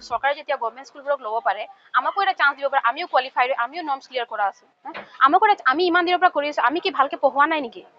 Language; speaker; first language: Assamese; non-native, local second language; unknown